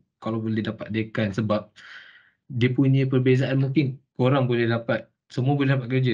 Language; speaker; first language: Malay; native; Malay